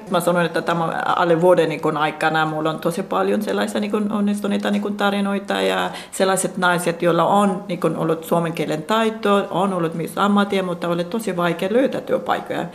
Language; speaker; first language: Finnish; non-native, fluent; Persian